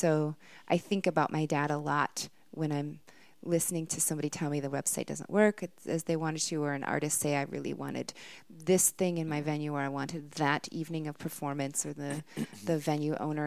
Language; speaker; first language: English; native; English